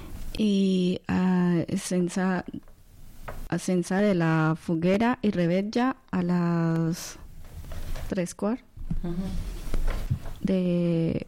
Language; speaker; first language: Catalan; non-native, learner; Spanish